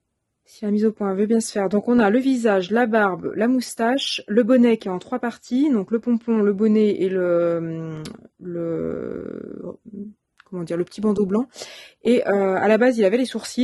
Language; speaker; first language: French; native; French